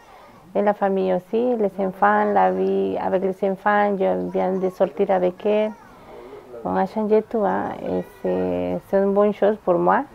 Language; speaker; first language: French; non-native, learner; Spanish